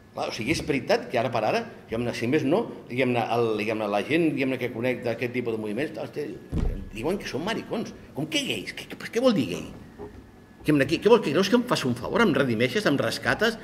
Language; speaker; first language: Catalan; non-native, local second language; Spanish